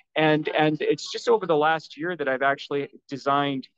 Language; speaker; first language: English; native; English